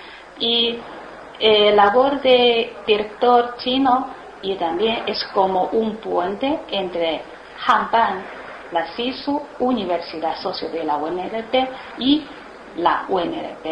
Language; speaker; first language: Spanish; non-native, learner; Chinese